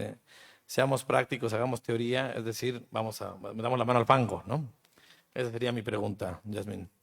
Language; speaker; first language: Spanish; native; Spanish